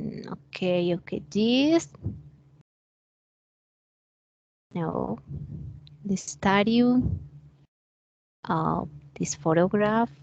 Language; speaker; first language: English; non-native, learner; Spanish